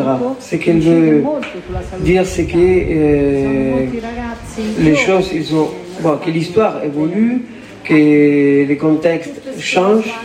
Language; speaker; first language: French; non-native, fluent; Spanish